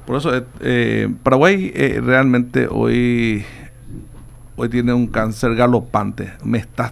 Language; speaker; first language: Spanish; native; Spanish